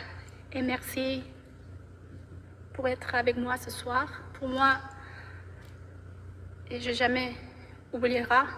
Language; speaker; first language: French; non-native, learner; Korean